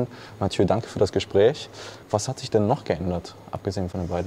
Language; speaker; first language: German; native; German